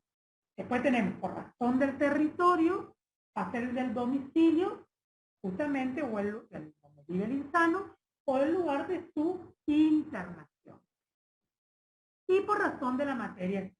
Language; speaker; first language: Spanish; native; Spanish